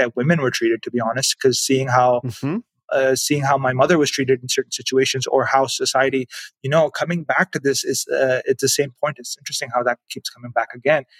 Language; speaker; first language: English; non-native, local second language; Urdu